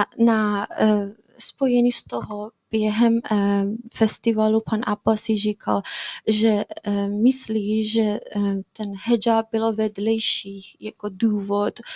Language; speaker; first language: Czech; non-native, fluent; Persian